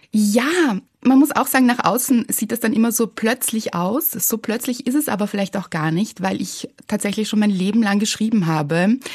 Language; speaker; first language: German; native; German